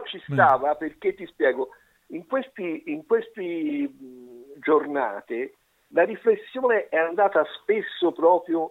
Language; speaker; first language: Italian; native; Italian